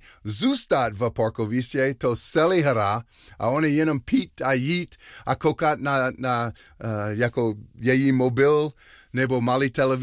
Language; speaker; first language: Czech; non-native, learner; English